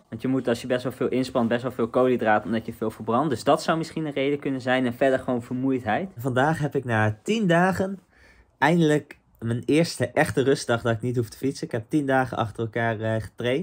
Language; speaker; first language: Dutch; native; Dutch